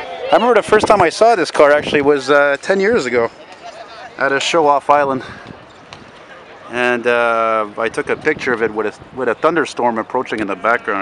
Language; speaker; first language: English; native; English